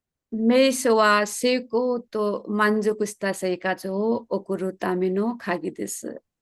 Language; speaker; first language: Japanese; non-native, fluent; Nepali